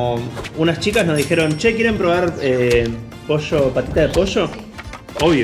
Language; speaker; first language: Spanish; native; Spanish